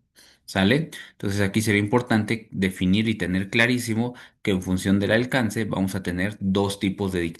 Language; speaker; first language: Spanish; native; Spanish